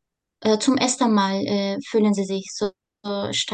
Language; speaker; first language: German; non-native, learner; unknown